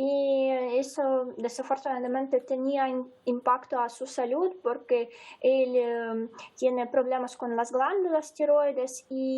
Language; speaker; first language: Spanish; non-native, fluent; Ukrainian